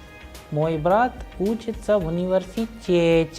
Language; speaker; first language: Russian; non-native, fluent; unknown